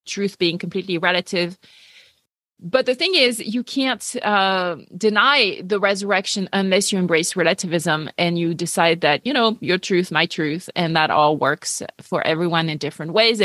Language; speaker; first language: English; non-native, fluent; French